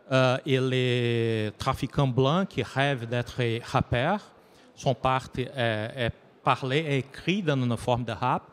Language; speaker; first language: French; non-native, learner; Portuguese